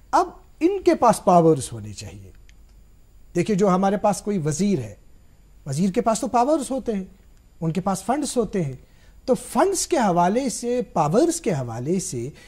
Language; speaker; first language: Hindi; non-native, local second language; Kashmiri